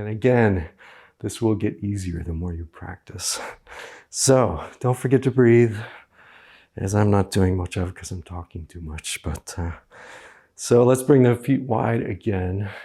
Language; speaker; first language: English; native; English